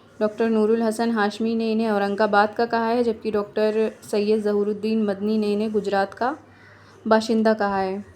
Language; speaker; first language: Urdu; native; Urdu